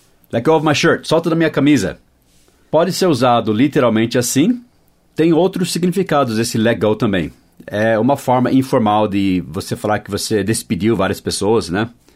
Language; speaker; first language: Portuguese; non-native, fluent; English